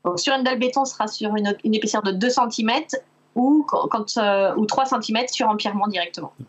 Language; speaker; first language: French; native; French